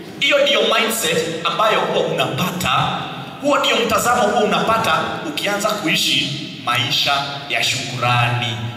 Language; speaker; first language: Swahili; non-native, local second language; Kikuyu